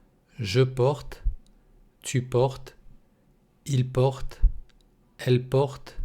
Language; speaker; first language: French; non-native, fluent; Russian